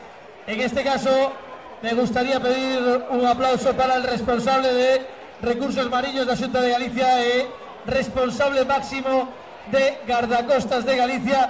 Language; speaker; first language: Spanish; native; Spanish